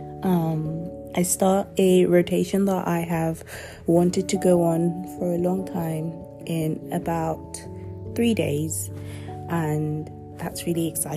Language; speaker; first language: English; non-native, local second language; Yoruba